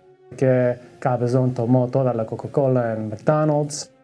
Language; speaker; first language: Spanish; non-native, learner; English